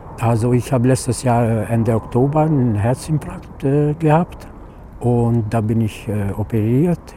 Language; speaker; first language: German; non-native, learner; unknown